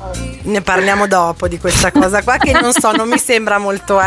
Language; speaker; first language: Italian; native; Italian